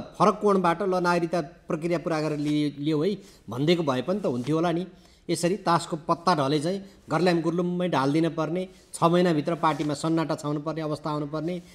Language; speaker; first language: Nepali; native; Nepali